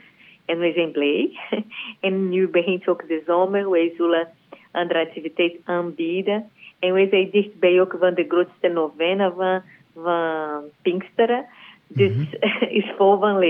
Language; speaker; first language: Dutch; non-native, learner; Portuguese